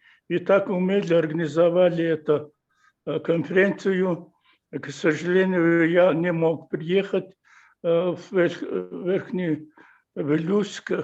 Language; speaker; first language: Russian; non-native, fluent; Mongolian